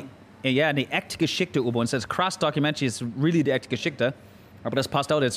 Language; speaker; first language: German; non-native, learner; English